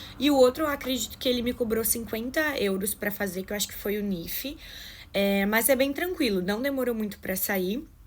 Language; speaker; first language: Portuguese; native; Portuguese